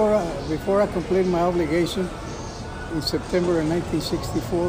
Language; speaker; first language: English; non-native, fluent; Spanish